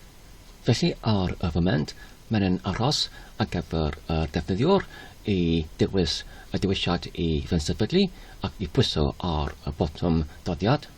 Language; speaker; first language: Welsh; non-native, learner; Polish